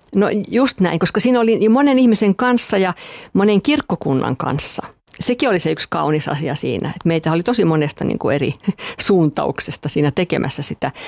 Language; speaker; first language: Finnish; non-native, local second language; Swedish